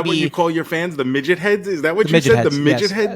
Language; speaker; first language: English; native; English